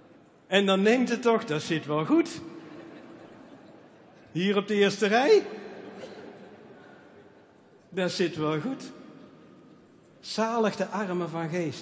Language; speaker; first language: Dutch; native; Dutch